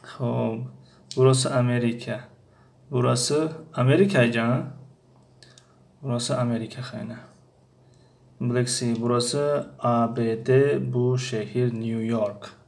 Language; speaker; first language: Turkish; non-native, fluent; Tajik